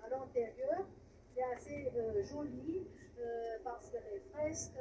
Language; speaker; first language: French; non-native, fluent; Romanian